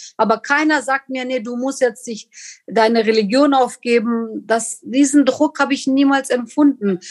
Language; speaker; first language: German; non-native, fluent; Kurdish